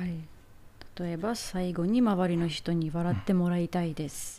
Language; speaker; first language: Japanese; non-native, fluent; Armenian